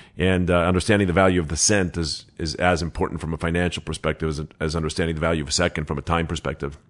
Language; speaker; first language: English; early bilingual, other home language; Spanish